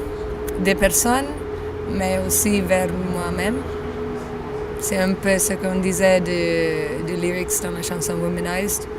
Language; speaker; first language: French; non-native, fluent; Italian